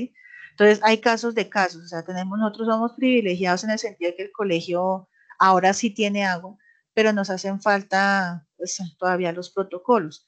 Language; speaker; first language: Spanish; native; Spanish